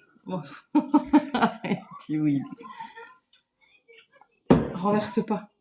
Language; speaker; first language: French; native; French